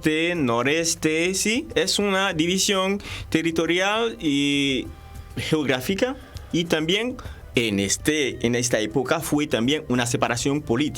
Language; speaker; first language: Spanish; non-native, fluent; Haitian Creole